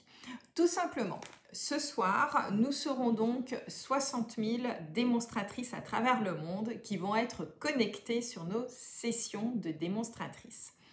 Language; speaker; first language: French; native; French